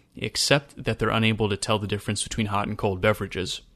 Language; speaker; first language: English; native; English